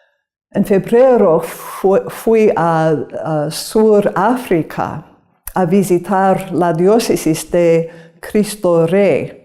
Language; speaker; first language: Spanish; non-native, learner; English